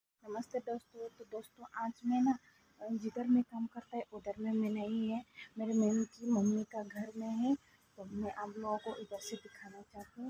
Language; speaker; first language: Hindi; non-native, local second language; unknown